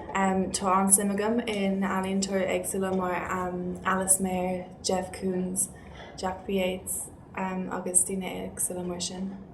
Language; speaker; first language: Irish; non-native, local second language; English